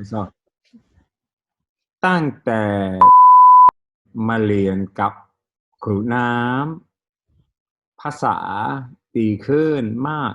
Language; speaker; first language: Thai; non-native, fluent; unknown